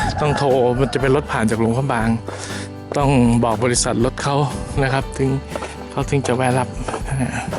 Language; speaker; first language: Thai; native; Thai